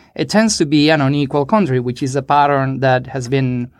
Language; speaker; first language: English; non-native, fluent; Spanish